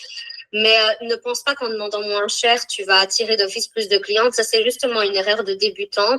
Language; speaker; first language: French; native; French